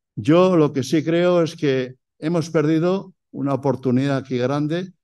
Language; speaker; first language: Spanish; native; Spanish